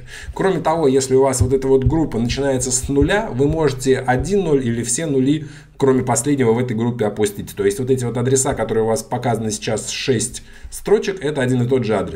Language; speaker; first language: Russian; native; Russian